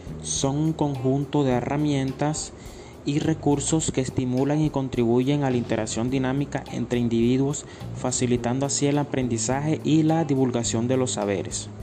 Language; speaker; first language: Spanish; native; Spanish